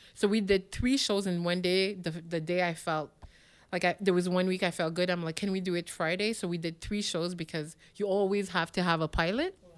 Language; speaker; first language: English; non-native, local second language; French